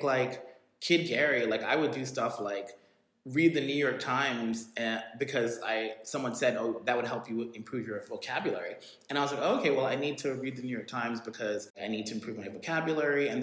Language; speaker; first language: English; native; English